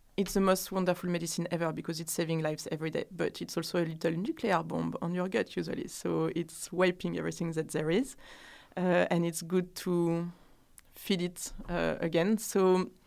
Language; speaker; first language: English; non-native, fluent; French